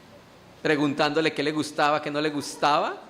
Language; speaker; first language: Spanish; native; Spanish